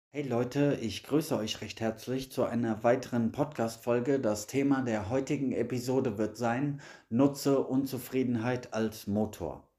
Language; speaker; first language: German; native; German